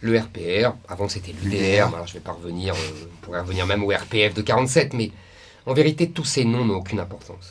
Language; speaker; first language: French; native; French